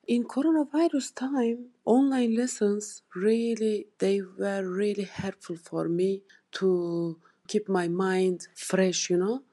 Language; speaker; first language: English; non-native, learner; Turkish